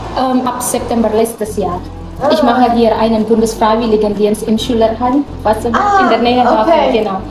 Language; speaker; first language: German; non-native, learner; Indonesian